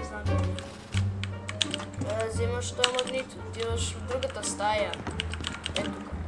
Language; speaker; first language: Bulgarian; early bilingual, heritage; Bulgarian